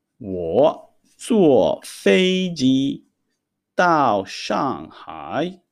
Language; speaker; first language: Chinese; non-native, fluent; Hebrew